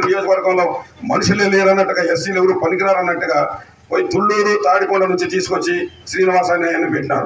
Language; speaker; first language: Telugu; native; Telugu